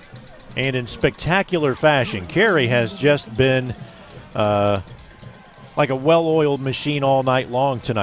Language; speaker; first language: English; native; English